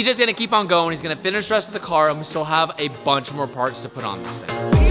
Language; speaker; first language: English; native; English